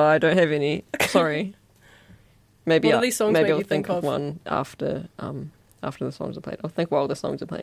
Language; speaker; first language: English; native; English